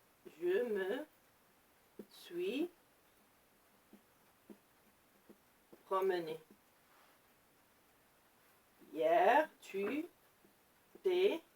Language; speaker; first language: French; non-native, local second language; Arabic